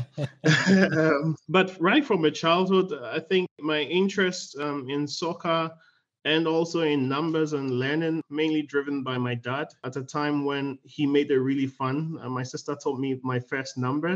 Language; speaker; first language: English; non-native, local second language; Akan